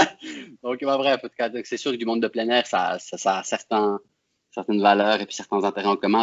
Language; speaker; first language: French; native; French